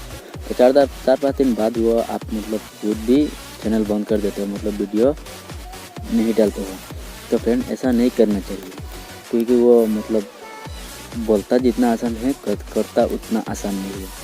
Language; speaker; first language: Hindi; non-native, local second language; Bangla